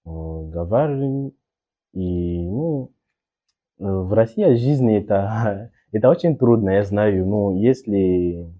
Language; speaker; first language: Russian; non-native, learner; French